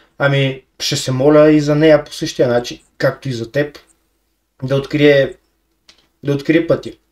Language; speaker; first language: Bulgarian; native; Bulgarian